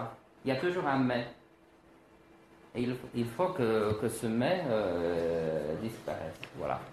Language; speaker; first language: French; non-native, fluent; Slovak